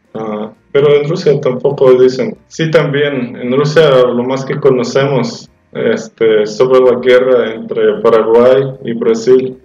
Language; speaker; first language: Spanish; non-native, fluent; Russian